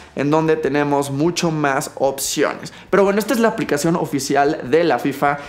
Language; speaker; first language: Spanish; native; Spanish